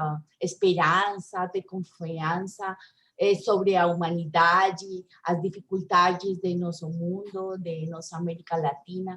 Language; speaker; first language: Portuguese; non-native, learner; Spanish